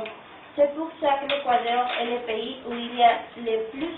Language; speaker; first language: French; non-native, learner; Spanish